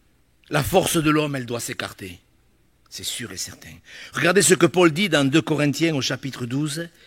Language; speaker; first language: French; native; French